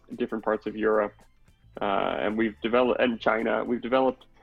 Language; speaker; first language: English; native; English